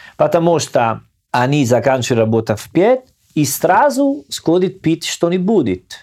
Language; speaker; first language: Russian; non-native, learner; Italian